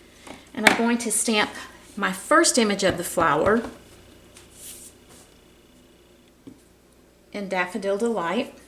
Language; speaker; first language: English; native; English